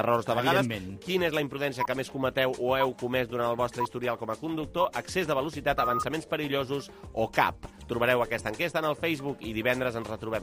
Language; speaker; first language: Catalan; native; Catalan